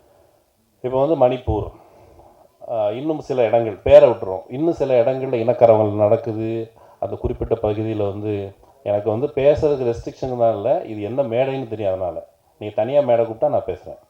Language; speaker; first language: Tamil; native; Tamil